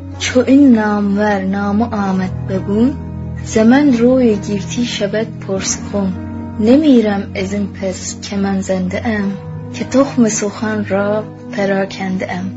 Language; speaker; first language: Persian; non-native, fluent; Turkish